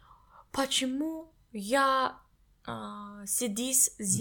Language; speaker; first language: Russian; non-native, learner; English